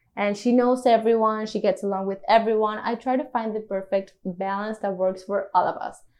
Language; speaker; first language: English; non-native, fluent; Spanish